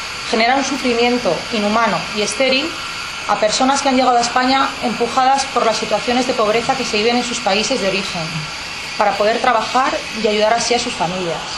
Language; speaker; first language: Spanish; native; Spanish